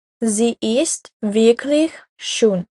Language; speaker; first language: German; non-native, fluent; Ukrainian